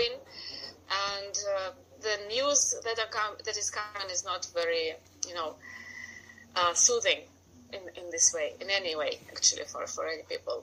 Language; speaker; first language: English; non-native, fluent; Russian